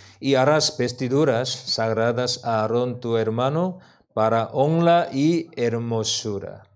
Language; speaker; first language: Spanish; non-native, learner; Korean